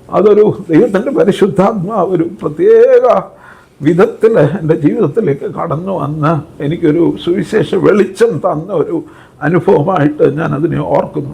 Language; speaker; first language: Malayalam; native; Malayalam